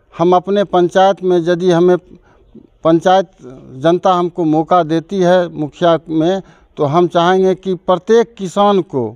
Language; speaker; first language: Hindi; native; Hindi